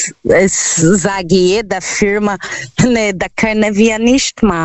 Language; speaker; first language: German; non-native, learner; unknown